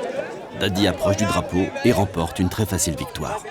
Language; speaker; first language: French; native; French